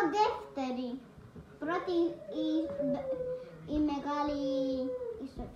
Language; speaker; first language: Greek; early bilingual, heritage; Greek